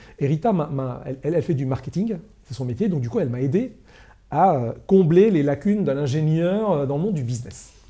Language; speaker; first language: French; non-native, local second language; Arabic